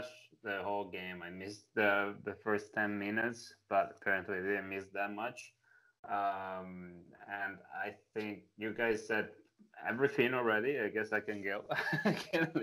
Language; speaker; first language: English; non-native, fluent; Italian